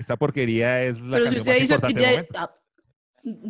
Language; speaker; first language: Spanish; native; Spanish